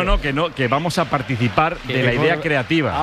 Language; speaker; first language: Spanish; native; Spanish